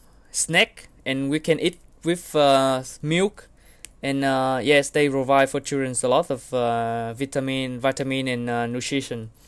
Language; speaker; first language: English; non-native, learner; Vietnamese